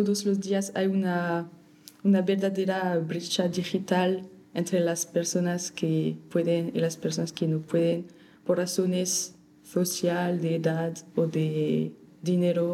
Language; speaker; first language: Spanish; non-native, fluent; French